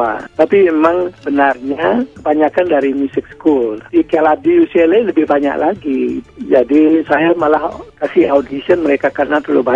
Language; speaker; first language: Indonesian; non-native, local second language; Balinese